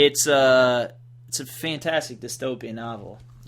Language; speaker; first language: English; native; English